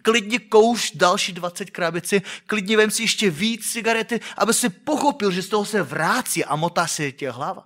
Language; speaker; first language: Czech; non-native, fluent; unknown